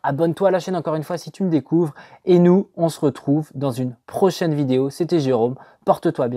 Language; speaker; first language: French; native; French